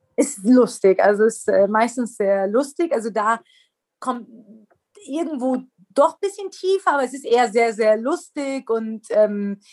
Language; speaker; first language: German; early bilingual, other home language; Persian